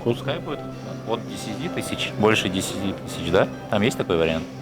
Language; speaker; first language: Russian; non-native, local second language; Kyrgyz